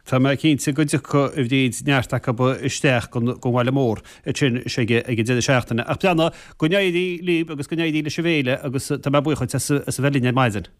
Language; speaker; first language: Irish; native; Irish